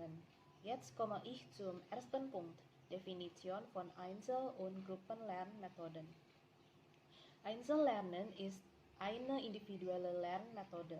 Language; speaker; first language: German; non-native, learner; Indonesian